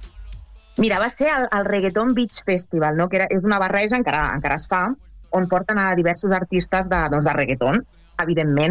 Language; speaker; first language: Catalan; native; Catalan